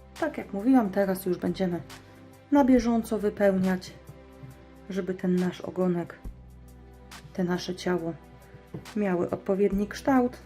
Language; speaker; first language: Polish; native; Polish